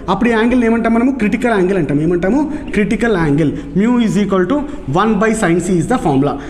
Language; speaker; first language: English; non-native, local second language; Telugu